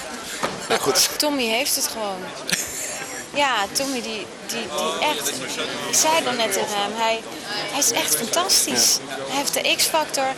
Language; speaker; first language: Dutch; native; Dutch